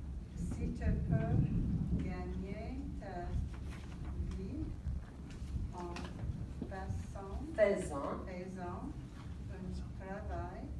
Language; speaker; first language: French; non-native, learner; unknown